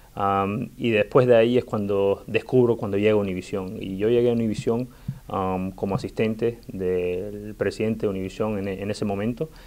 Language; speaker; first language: Spanish; early bilingual, heritage; Spanish